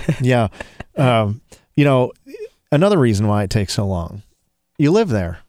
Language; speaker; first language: English; native; English